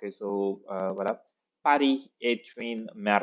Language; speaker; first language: French; non-native, fluent; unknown